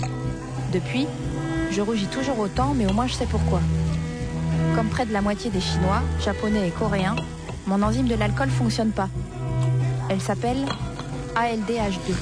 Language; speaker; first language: French; early bilingual, other home language; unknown